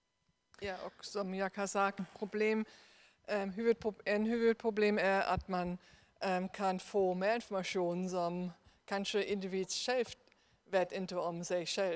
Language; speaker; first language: Swedish; non-native, fluent; German